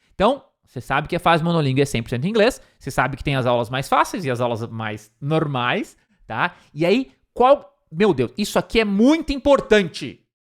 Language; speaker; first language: Portuguese; native; Portuguese